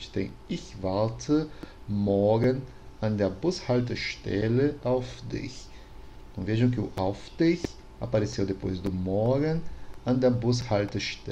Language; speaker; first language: German; non-native, fluent; Portuguese